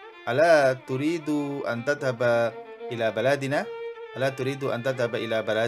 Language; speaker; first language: Arabic; non-native, fluent; Indonesian